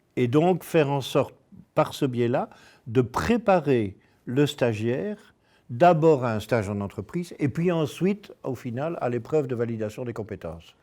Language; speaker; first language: French; native; French